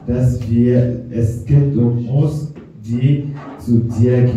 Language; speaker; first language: German; non-native, learner; French